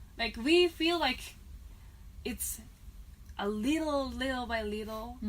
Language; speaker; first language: English; non-native, fluent; Japanese